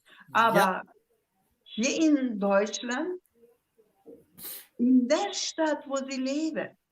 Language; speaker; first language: German; non-native, fluent; Zaza